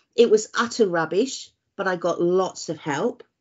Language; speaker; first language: English; native; English